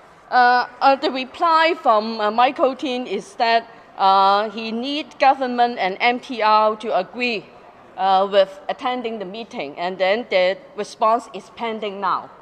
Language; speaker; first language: English; non-native, local second language; Cantonese